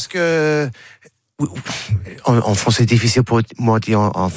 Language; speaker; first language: French; non-native, learner; English